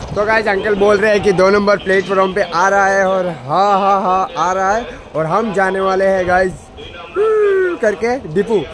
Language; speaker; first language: Hindi; non-native, local second language; Assamese